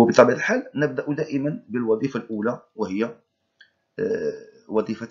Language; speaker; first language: Arabic; native; Arabic